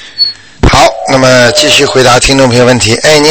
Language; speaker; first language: Chinese; native; Chinese